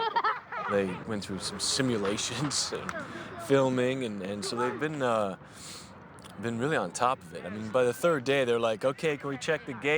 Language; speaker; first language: English; native; English